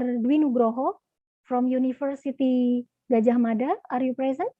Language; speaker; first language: English; non-native, learner; Indonesian